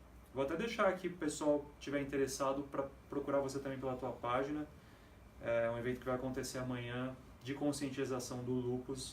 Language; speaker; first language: Portuguese; native; Portuguese